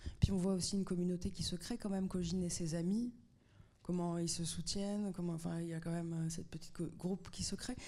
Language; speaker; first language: French; native; French